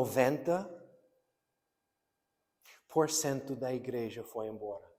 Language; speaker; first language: Portuguese; non-native, fluent; English